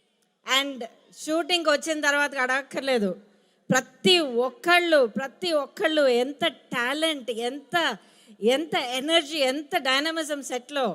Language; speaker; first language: Telugu; native; Telugu